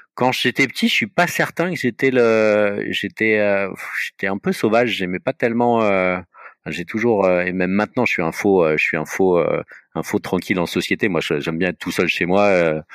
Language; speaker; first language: French; native; French